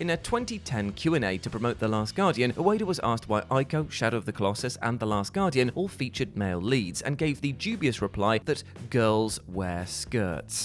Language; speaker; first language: English; native; English